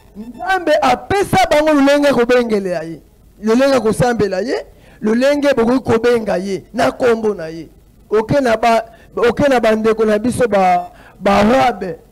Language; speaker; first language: Lingala; non-native, local second language; Kongo